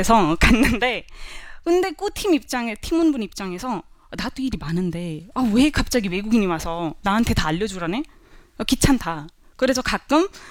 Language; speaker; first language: Korean; non-native, fluent; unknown